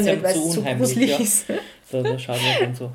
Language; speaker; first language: German; native; German